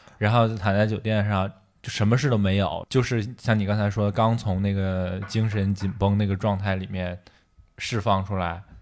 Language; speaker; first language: Chinese; native; Chinese